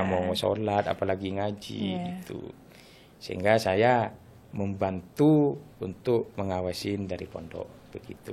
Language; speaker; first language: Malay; non-native, local second language; Madurese